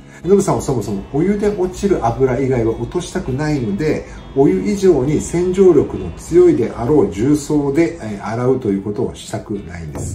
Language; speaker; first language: Japanese; native; Japanese